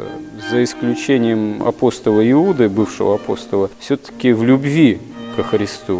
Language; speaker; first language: Russian; native; Russian